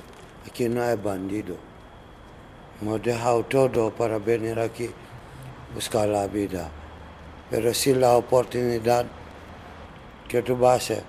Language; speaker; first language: Spanish; non-native, learner; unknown